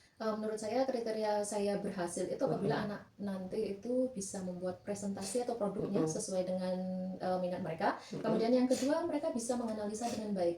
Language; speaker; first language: Indonesian; native; Indonesian